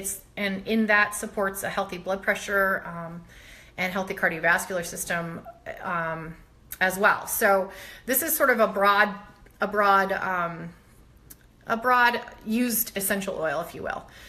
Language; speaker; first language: English; native; English